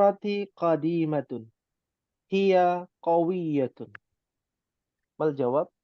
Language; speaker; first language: Arabic; non-native, fluent; Indonesian